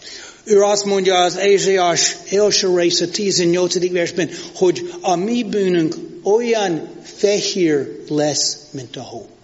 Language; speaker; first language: Hungarian; non-native, fluent; English